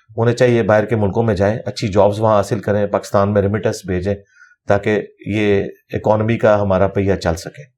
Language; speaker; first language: Urdu; non-native, local second language; Punjabi